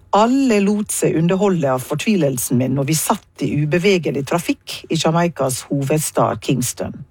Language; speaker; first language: Norwegian; non-native, fluent; English